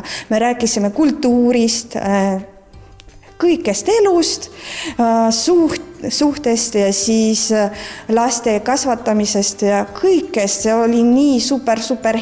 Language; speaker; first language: Estonian; non-native, local second language; Russian